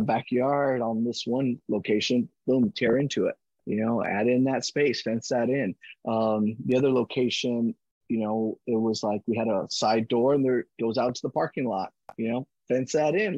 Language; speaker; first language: English; native; English